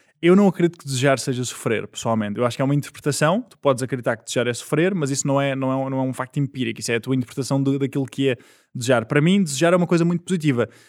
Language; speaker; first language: Portuguese; native; Portuguese